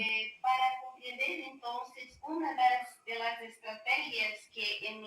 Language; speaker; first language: Spanish; non-native, learner; Portuguese